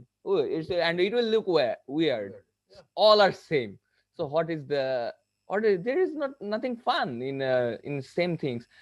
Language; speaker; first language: English; non-native, local second language; Bangla